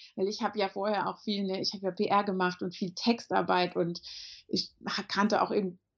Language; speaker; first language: German; native; German